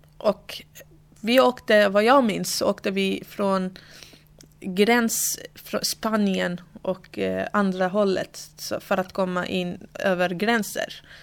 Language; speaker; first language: Swedish; early bilingual, other home language; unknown